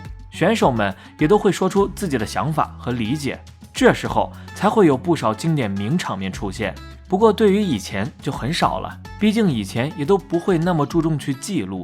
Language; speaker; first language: Chinese; native; Chinese